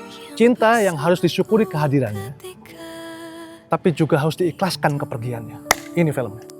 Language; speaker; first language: Indonesian; native; Indonesian